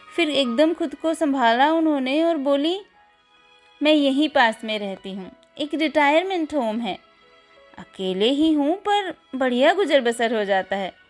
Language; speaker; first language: Hindi; native; Hindi